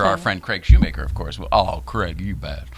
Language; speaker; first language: English; native; English